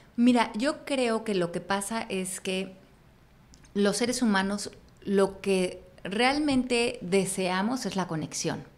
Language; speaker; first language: Spanish; native; Spanish